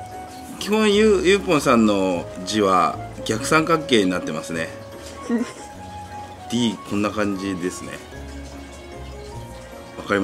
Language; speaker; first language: Japanese; native; Japanese